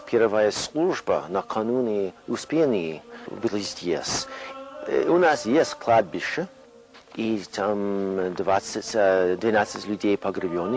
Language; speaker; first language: Russian; non-native, fluent; English